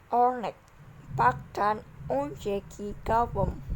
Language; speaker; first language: Turkish; non-native, learner; Indonesian